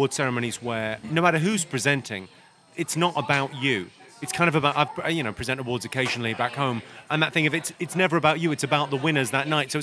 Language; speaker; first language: English; native; English